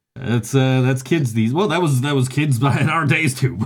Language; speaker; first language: English; native; English